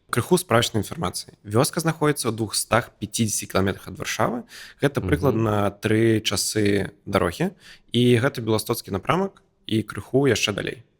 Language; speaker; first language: Belarusian; non-native, local second language; Russian